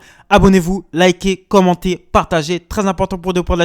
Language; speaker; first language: French; native; French